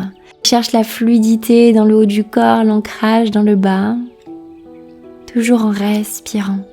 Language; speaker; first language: French; native; French